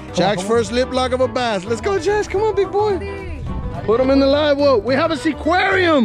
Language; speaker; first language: English; native; English